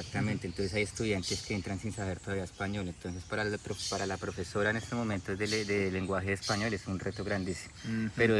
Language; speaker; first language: Spanish; native; Spanish